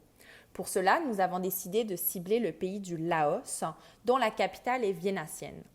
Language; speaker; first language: French; native; French